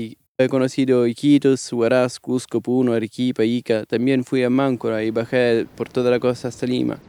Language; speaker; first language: Spanish; non-native, fluent; Italian